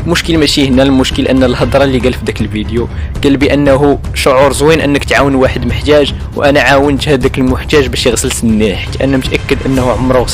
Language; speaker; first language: Arabic; native; Arabic